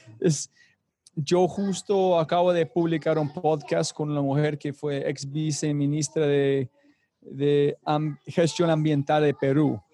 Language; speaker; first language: Spanish; non-native, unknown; English